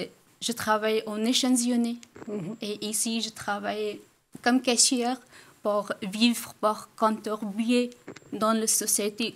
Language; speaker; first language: French; non-native, fluent; Persian